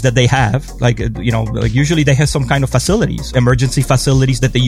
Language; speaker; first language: English; non-native, fluent; Polish